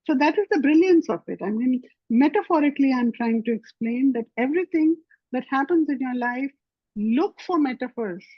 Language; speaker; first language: English; non-native, local second language; Hindi